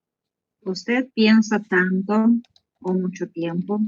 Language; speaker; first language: Spanish; non-native, learner; Russian